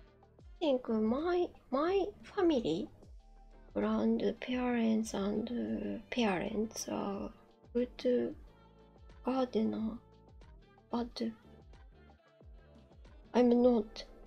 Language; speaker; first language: English; non-native, learner; Japanese